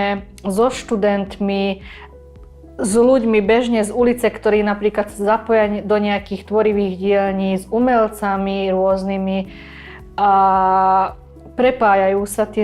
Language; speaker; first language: Slovak; native; Slovak